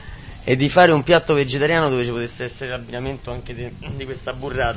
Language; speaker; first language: Italian; native; Italian